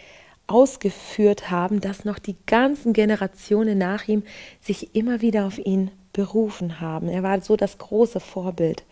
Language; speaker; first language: German; native; German